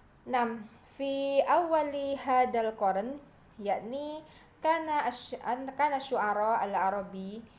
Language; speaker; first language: Arabic; non-native, fluent; Indonesian